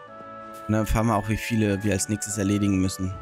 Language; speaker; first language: German; native; German